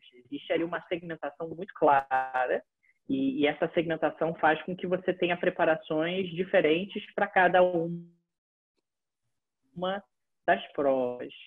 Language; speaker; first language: Portuguese; native; Portuguese